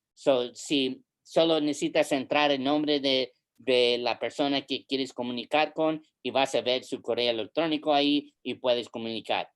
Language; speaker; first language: Spanish; early bilingual, heritage; English